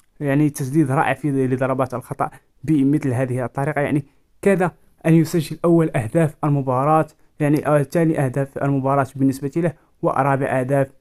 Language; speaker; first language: Arabic; native; Arabic